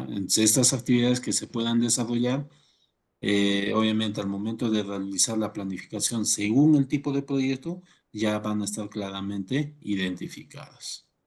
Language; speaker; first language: Spanish; native; Spanish